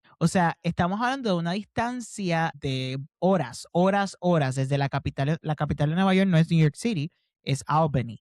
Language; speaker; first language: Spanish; native; Spanish